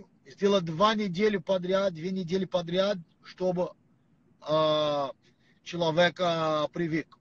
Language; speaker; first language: Russian; non-native, learner; Portuguese